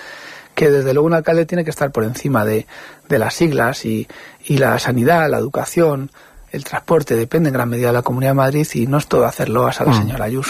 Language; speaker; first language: Spanish; native; Spanish